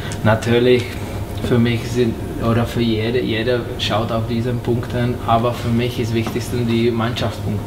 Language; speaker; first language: German; non-native, fluent; Czech